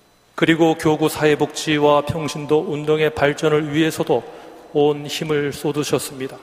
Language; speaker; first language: Korean; native; Korean